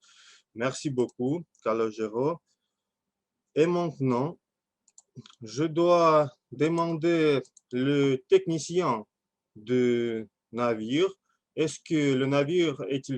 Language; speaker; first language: French; non-native, fluent; Russian